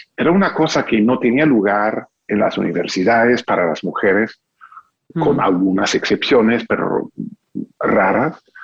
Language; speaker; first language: Spanish; non-native, fluent; English